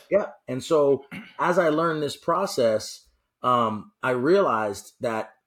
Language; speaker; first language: English; native; English